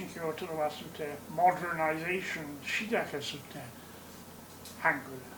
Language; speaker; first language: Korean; non-native, fluent; English